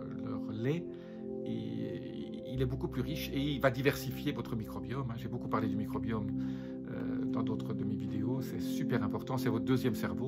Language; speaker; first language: French; native; French